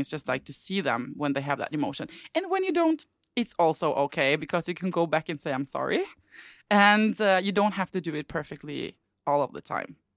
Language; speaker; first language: English; non-native, fluent; Norwegian